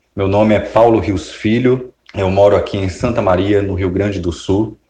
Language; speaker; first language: Portuguese; native; Portuguese